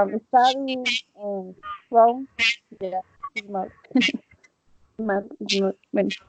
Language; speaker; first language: English; non-native, learner; Spanish